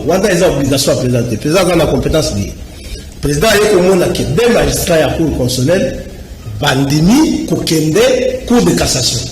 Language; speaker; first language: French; non-native, local second language; Lingala